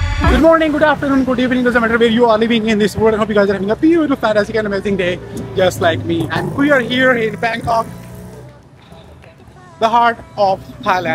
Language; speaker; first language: English; non-native, fluent; Urdu